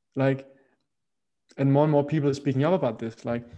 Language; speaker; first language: English; non-native, fluent; Danish